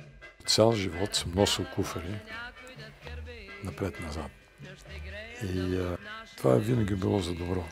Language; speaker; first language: Bulgarian; early bilingual, heritage; Bulgarian